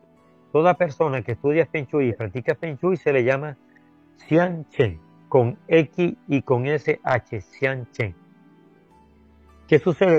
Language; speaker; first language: Spanish; native; Spanish